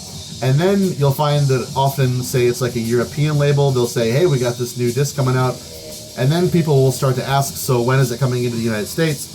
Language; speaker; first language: English; native; English